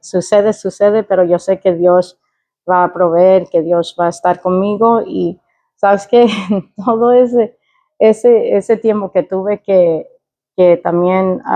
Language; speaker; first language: Spanish; early bilingual, heritage; Spanish